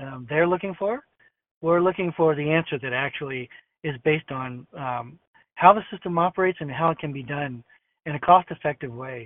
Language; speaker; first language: English; native; English